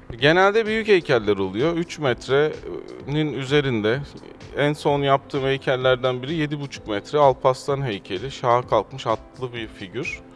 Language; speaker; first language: Turkish; native; Turkish